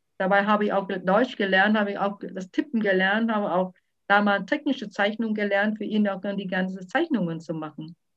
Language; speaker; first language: German; non-native, fluent; Vietnamese